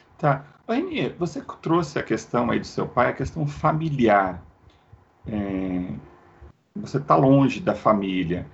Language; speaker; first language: Portuguese; native; Portuguese